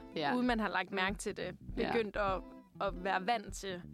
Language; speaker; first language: Danish; native; Danish